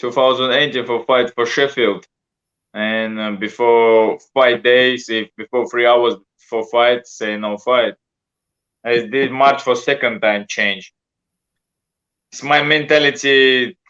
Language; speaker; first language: English; non-native, learner; Russian